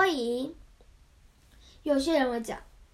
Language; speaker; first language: Chinese; early bilingual, heritage; Chinese